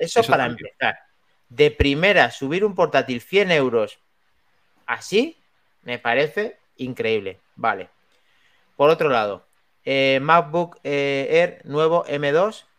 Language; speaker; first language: Spanish; native; Spanish